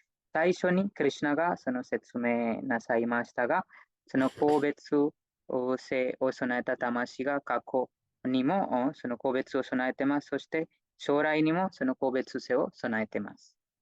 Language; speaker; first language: Japanese; non-native, fluent; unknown